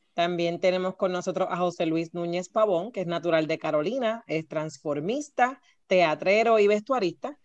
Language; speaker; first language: Spanish; native; Spanish